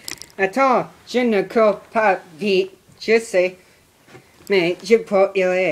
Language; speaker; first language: French; non-native, learner; English